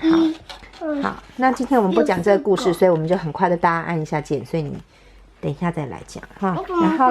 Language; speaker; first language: Chinese; native; Chinese